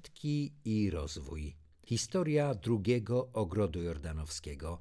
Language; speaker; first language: Polish; native; Polish